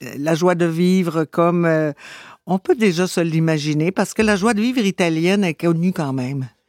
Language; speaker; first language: French; native; French